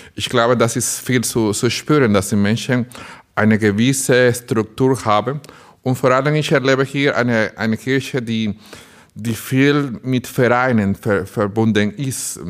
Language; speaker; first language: German; non-native, fluent; Spanish